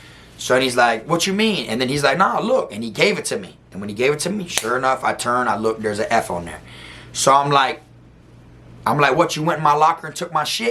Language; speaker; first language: English; native; English